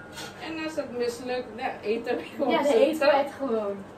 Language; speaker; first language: Dutch; non-native, local second language; Caribbean Hindustani